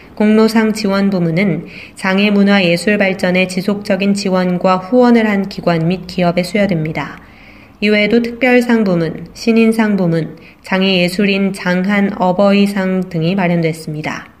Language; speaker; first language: Korean; native; Korean